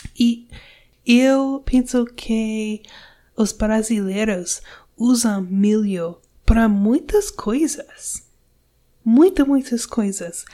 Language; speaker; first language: Portuguese; non-native, learner; English